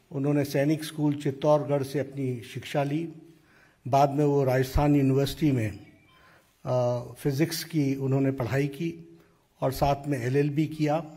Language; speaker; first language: Hindi; native; Hindi